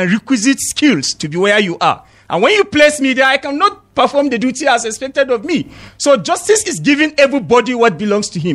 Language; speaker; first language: English; non-native, local second language; Hausa